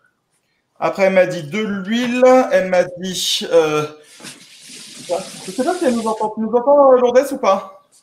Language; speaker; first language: French; native; French